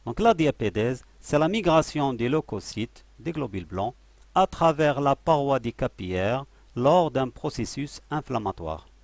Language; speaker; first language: French; non-native, local second language; Arabic